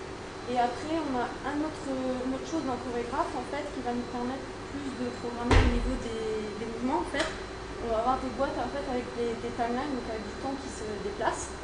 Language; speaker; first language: French; native; French